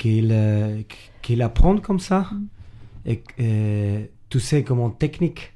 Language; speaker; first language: French; non-native, learner; Spanish